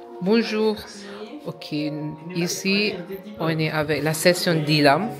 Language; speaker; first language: French; non-native, learner; Malay